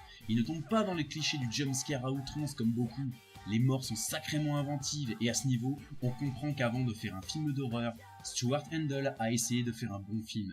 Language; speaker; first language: French; native; French